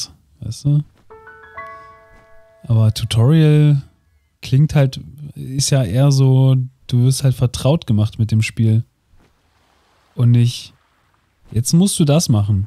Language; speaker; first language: German; native; German